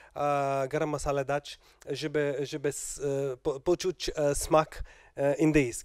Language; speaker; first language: Polish; non-native, learner; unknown